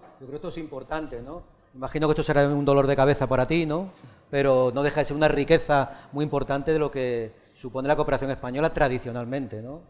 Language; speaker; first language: Spanish; native; Spanish